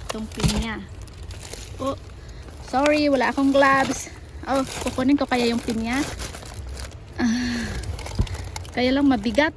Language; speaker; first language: Filipino; native; Filipino